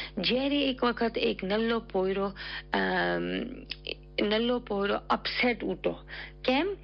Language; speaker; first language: Gujarati; early bilingual, heritage; Gujarati